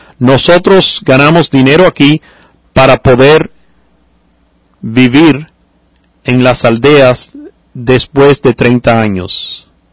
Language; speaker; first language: Spanish; native; Spanish